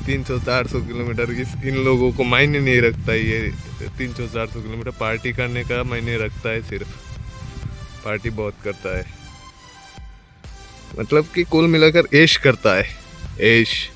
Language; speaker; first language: Hindi; non-native, local second language; Assamese